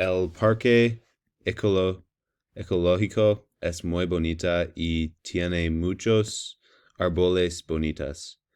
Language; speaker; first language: Spanish; non-native, learner; English